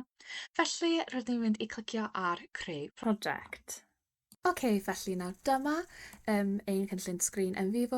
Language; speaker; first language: Welsh; non-native, local second language; English